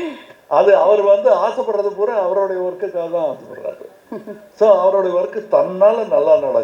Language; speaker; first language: Tamil; native; Tamil